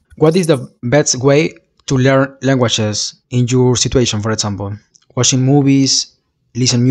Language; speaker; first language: English; non-native, fluent; Spanish